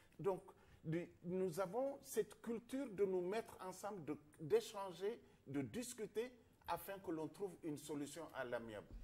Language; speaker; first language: French; non-native, local second language; Wolof